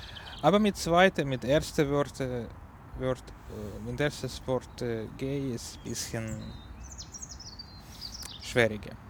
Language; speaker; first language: German; non-native, learner; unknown